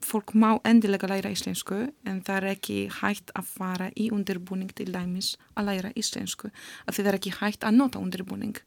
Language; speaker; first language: Icelandic; non-native, learner; Polish